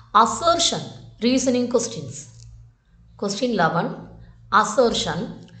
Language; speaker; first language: English; non-native, local second language; Tamil